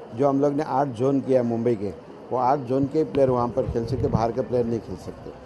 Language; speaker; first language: Hindi; non-native, local second language; Marathi